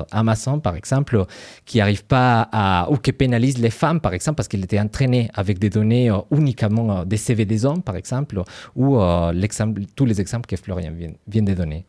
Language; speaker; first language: French; non-native, fluent; Spanish